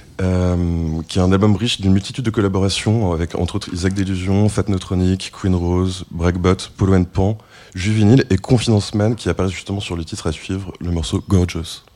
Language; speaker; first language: French; native; French